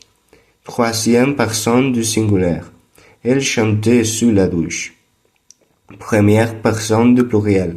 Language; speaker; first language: French; non-native, learner; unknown